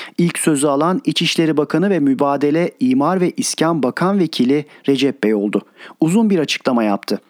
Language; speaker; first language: Turkish; native; Turkish